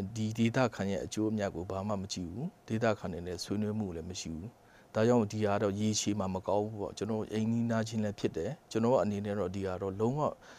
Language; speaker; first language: Burmese; non-native, local second language; Kachin